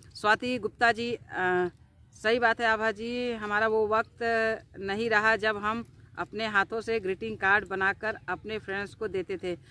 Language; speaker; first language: Hindi; native; Hindi